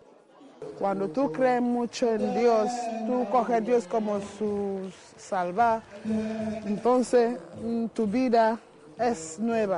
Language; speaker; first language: Spanish; non-native, learner; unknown